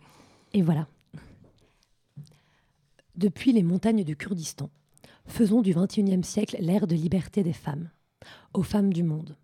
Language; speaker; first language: French; native; French